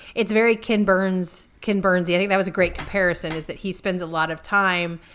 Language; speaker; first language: English; native; English